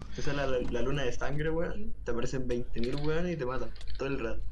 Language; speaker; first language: Spanish; native; Spanish